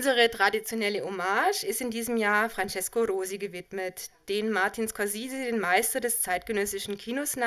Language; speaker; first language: German; native; German